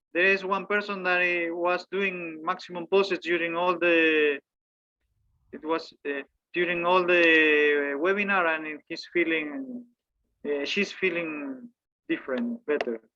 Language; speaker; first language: English; non-native, fluent; Spanish